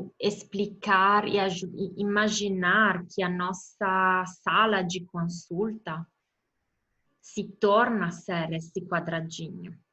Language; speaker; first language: Portuguese; non-native, fluent; Italian